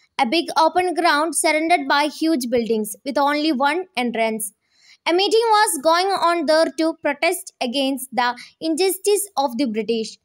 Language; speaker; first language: English; non-native, local second language; Malayalam